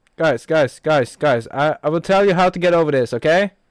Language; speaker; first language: English; non-native, fluent; Norwegian